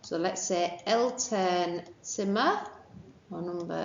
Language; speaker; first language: German; non-native, fluent; English